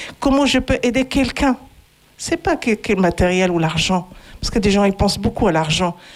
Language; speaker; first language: French; non-native, fluent; Arabic